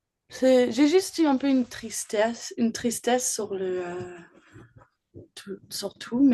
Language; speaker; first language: French; early bilingual, other home language; English